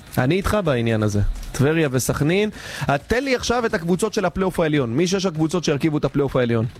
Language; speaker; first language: Hebrew; native; Hebrew